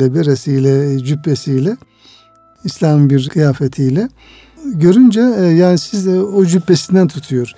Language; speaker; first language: Turkish; native; Turkish